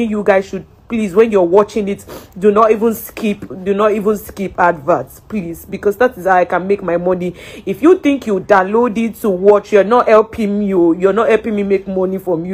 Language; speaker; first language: English; non-native, local second language; Yoruba